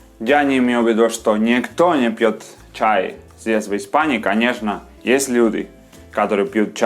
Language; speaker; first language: Russian; non-native, learner; Spanish